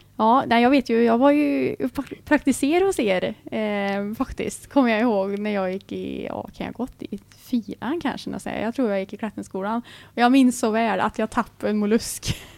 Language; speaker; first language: Swedish; native; Swedish